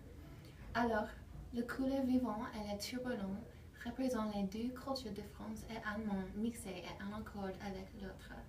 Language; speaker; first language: French; non-native, learner; English